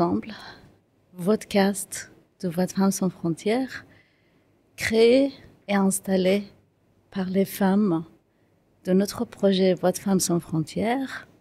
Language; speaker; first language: French; non-native, fluent; Kurdish